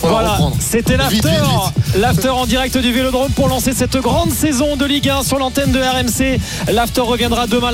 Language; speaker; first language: French; native; French